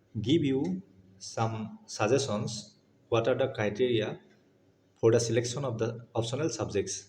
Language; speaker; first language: English; non-native, local second language; Assamese